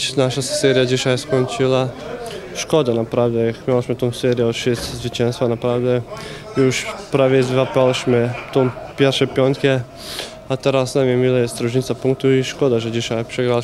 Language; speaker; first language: Polish; non-native, fluent; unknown